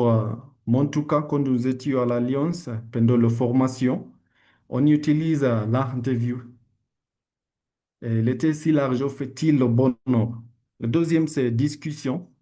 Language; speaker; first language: French; non-native, learner; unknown